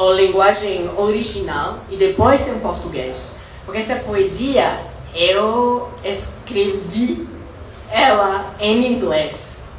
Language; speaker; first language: Portuguese; non-native, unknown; English